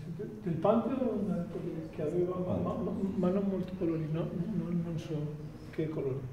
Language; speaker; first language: Italian; non-native, fluent; Spanish